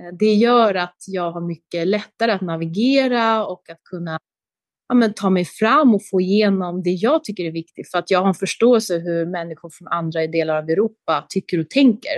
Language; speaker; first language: Swedish; early bilingual, other home language; Albanian